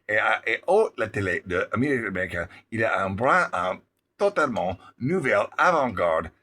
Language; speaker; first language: French; non-native, learner; English